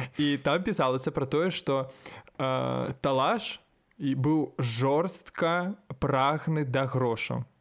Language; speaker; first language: Belarusian; non-native, local second language; Russian